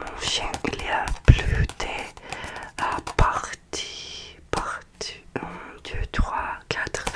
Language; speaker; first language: French; non-native, learner; Russian